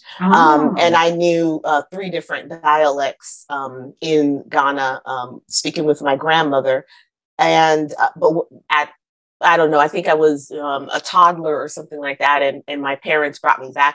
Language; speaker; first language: English; early bilingual, other home language; Akan